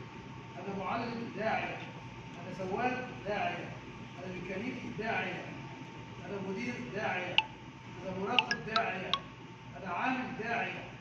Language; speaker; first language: Arabic; non-native, learner; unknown